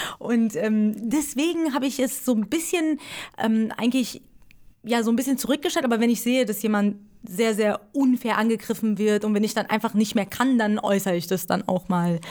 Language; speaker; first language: German; early bilingual, other home language; Persian